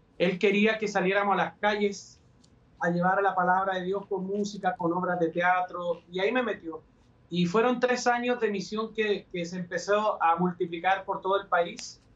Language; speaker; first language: Spanish; native; Spanish